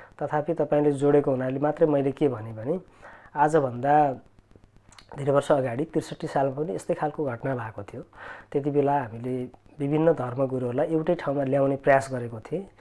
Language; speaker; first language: Nepali; native; Nepali